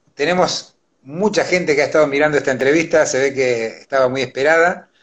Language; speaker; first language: Spanish; native; Spanish